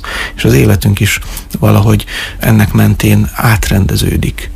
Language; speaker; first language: Hungarian; native; Hungarian